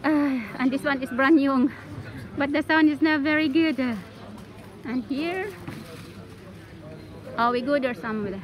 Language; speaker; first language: English; non-native, local second language; Filipino